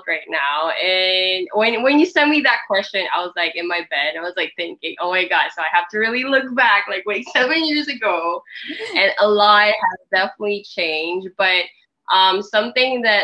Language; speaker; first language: English; non-native, local second language; Filipino